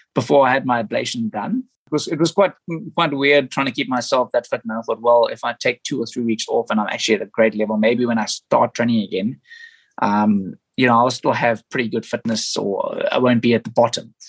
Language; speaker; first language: English; native; English